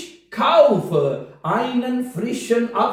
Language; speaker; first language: German; non-native, fluent; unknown